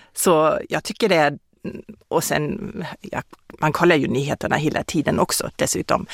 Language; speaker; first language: Swedish; non-native, fluent; German